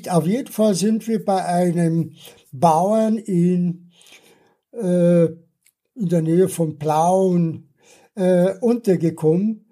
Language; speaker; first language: German; early bilingual, other home language; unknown